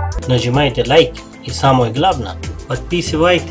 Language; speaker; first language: Russian; non-native, learner; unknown